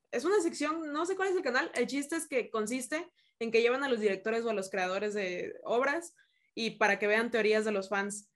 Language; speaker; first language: Spanish; native; Spanish